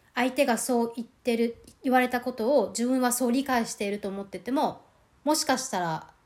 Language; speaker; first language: Japanese; native; Japanese